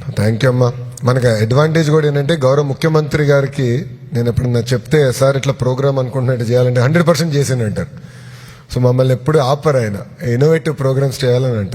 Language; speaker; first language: Telugu; native; Telugu